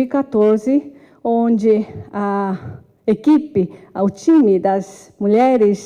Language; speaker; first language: Portuguese; non-native, fluent; Japanese